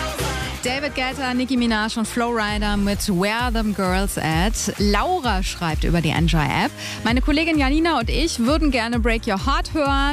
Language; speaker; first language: German; native; German